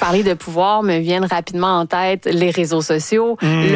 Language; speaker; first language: French; native; French